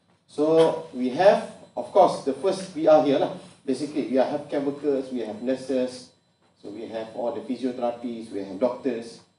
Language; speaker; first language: English; non-native, local second language; Malay